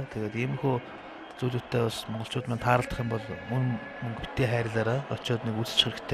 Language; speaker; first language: Mongolian; native; Mongolian